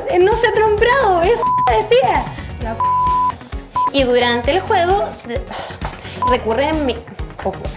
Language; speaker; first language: Spanish; native; Spanish